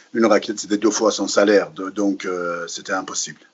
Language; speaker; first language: French; non-native, fluent; Persian